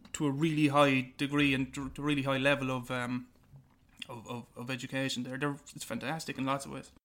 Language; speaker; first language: English; native; English